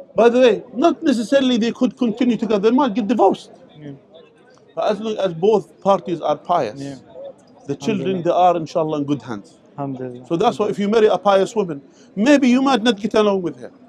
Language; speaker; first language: English; non-native, fluent; Arabic